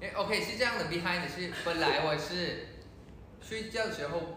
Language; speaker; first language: Chinese; non-native, learner; Thai